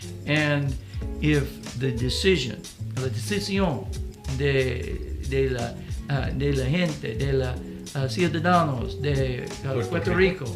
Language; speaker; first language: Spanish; non-native, learner; English